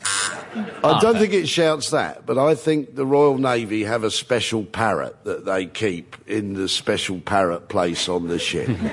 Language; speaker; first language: English; native; English